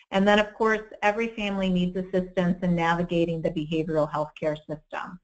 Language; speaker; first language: English; native; English